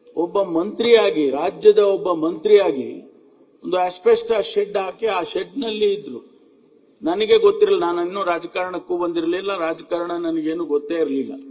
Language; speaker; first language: Kannada; native; Kannada